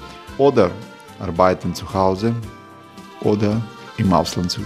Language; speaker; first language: German; non-native, fluent; Croatian